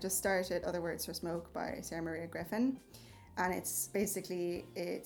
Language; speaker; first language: English; native; English